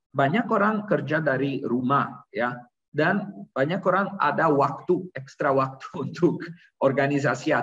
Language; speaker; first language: Indonesian; non-native, learner; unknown